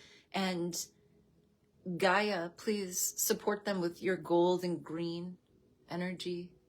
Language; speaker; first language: English; native; English